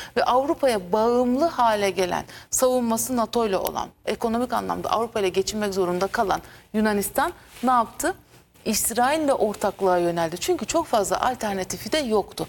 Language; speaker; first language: Turkish; native; Turkish